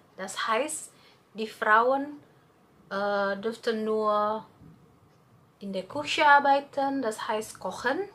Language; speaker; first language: German; non-native, learner; Indonesian